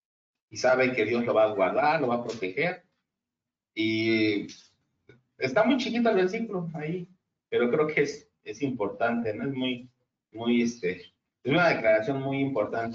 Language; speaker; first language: Spanish; native; Spanish